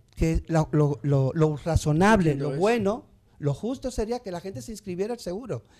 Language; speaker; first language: Spanish; native; Spanish